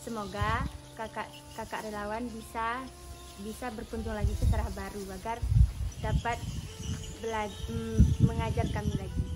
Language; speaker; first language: Indonesian; non-native, local second language; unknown